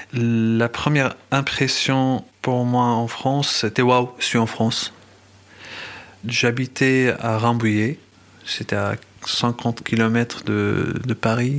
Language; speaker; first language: French; non-native, fluent; Arabic